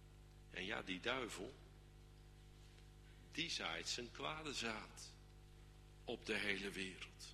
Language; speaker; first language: Dutch; native; Dutch